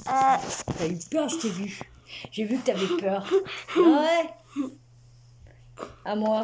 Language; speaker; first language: French; native; French